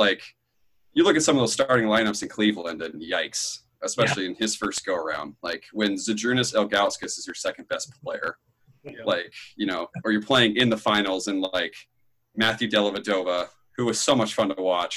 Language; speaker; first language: English; native; English